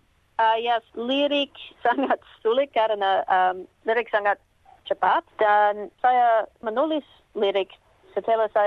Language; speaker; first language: Indonesian; non-native, learner; English